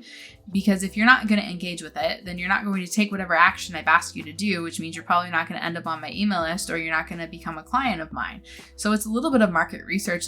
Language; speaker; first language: English; native; English